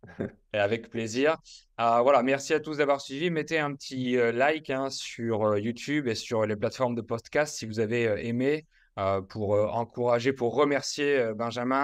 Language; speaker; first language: French; native; French